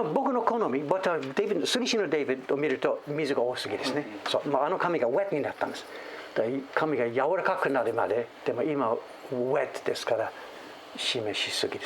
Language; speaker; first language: Japanese; non-native, fluent; English